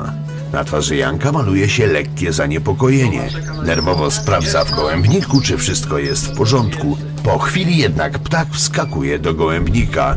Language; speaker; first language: Polish; native; Polish